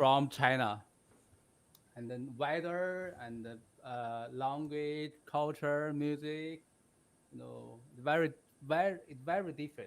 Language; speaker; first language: English; non-native, learner; Chinese